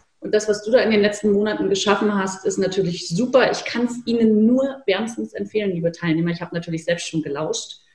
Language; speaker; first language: German; native; German